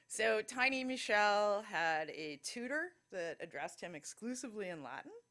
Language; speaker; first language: English; native; English